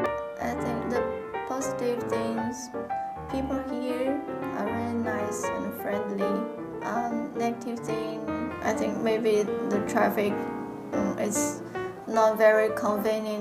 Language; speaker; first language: English; non-native, fluent; Chinese